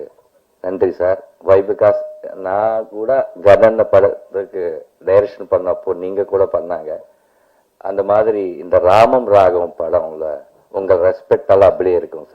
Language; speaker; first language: Tamil; non-native, learner; Telugu